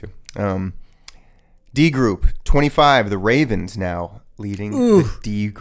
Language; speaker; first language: English; native; English